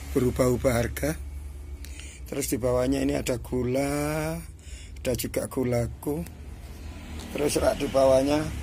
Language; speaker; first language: Indonesian; non-native, local second language; Javanese